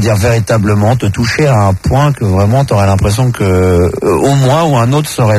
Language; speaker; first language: French; native; French